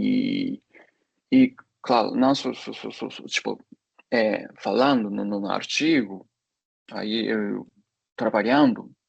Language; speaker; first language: Portuguese; non-native, fluent; Japanese